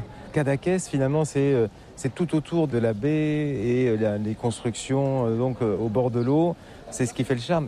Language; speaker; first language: French; native; French